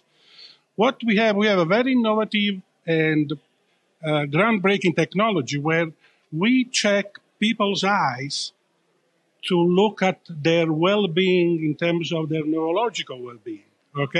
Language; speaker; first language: English; non-native, fluent; Italian